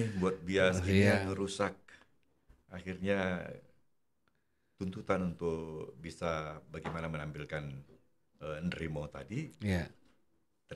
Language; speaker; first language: Indonesian; non-native, local second language; Javanese